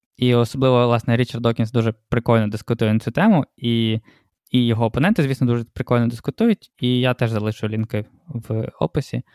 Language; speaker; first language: Ukrainian; non-native, local second language; Russian